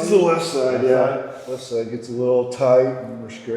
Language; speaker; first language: English; native; English